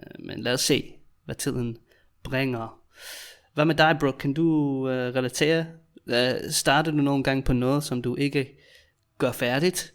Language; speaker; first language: Danish; native; Danish